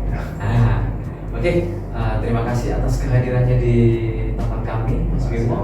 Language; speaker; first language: Indonesian; non-native, local second language; Javanese